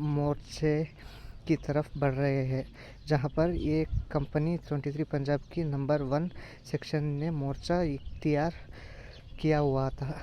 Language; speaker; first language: Hindi; non-native, local second language; Kannada